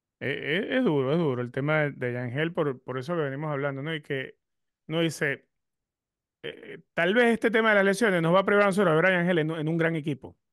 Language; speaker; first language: Spanish; native; Spanish